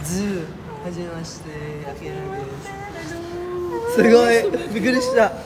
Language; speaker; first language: Japanese; non-native, learner; Filipino